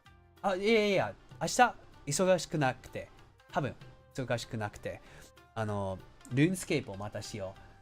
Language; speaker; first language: Japanese; non-native, learner; English